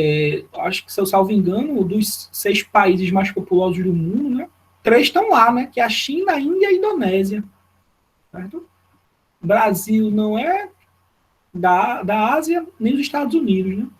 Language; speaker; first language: Portuguese; native; Portuguese